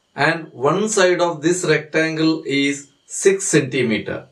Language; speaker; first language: English; non-native, local second language; Kannada